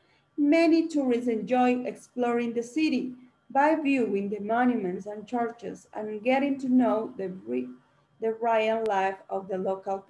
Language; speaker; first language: English; non-native, learner; Spanish